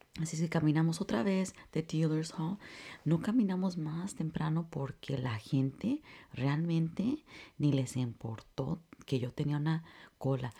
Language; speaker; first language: Spanish; early bilingual, heritage; Spanish